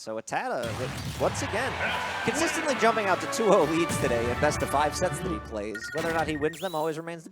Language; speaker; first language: English; native; English